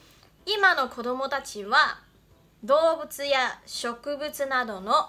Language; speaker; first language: Japanese; non-native, fluent; Chinese